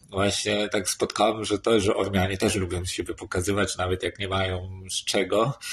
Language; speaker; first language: Polish; non-native, fluent; Armenian